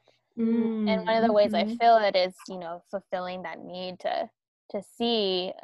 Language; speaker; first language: English; early bilingual, other home language; Filipino